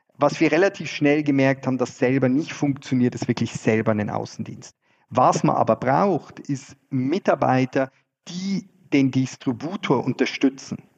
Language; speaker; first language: German; native; German